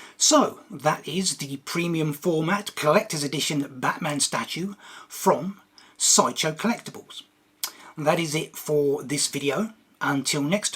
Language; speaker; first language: English; native; English